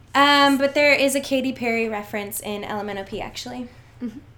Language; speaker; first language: English; native; English